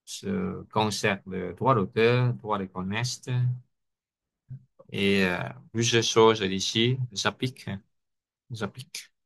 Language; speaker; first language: French; non-native, fluent; Vietnamese